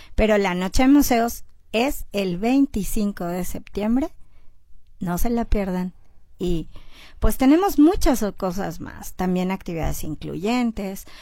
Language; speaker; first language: Spanish; native; Spanish